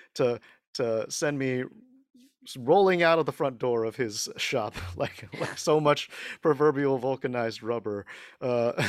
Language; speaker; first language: English; early bilingual, other home language; Chinese